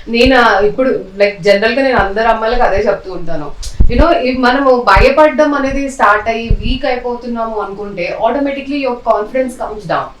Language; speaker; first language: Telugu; non-native, local second language; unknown